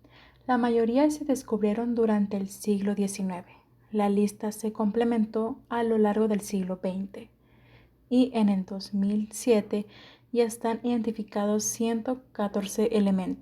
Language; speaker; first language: Spanish; native; Spanish